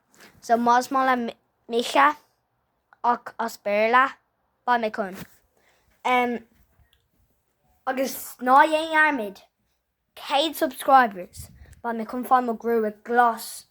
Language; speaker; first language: Irish; non-native, local second language; English